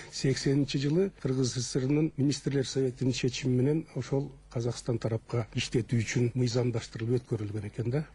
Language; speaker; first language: Kyrgyz; native; Kyrgyz